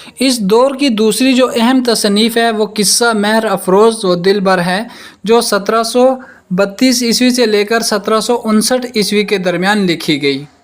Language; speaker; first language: Urdu; native; Urdu